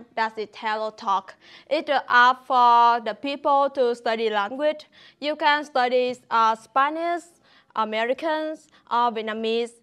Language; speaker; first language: English; non-native, learner; Vietnamese